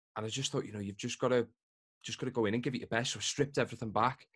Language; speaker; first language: English; native; English